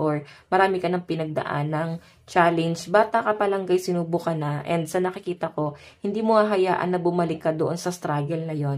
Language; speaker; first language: Filipino; native; Filipino